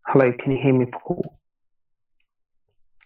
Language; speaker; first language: English; non-native, fluent; Arabic